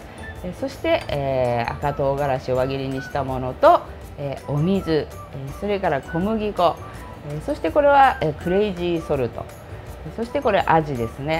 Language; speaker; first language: Japanese; native; Japanese